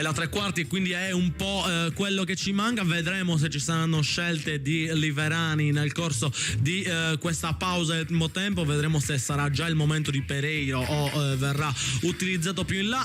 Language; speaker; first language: Italian; native; Italian